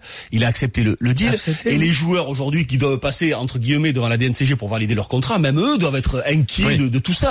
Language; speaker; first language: French; native; French